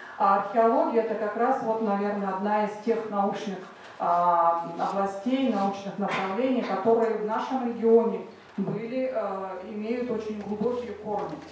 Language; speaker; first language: Russian; native; Russian